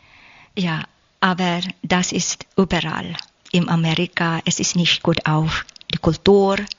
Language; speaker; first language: German; non-native, learner; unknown